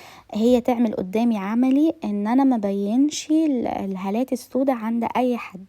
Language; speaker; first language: Arabic; native; Arabic